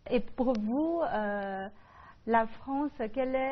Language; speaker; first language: French; non-native, fluent; Chinese